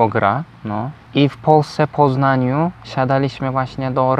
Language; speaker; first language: Polish; non-native, learner; Turkish